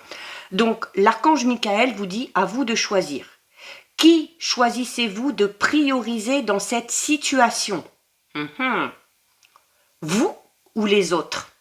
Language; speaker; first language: French; native; French